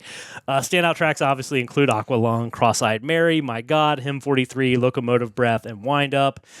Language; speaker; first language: English; native; English